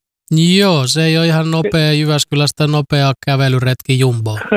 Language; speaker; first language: Finnish; native; Finnish